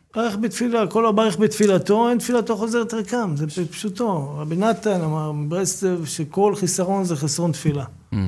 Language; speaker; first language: Hebrew; native; Hebrew